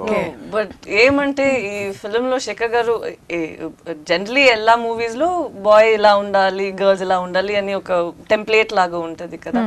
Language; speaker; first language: Telugu; non-native, learner; Tamil